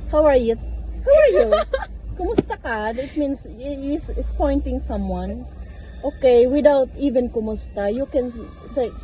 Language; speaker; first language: English; non-native, local second language; Filipino